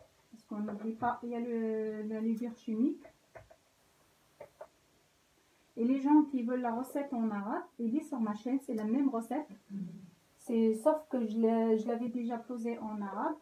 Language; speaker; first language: French; non-native, local second language; Arabic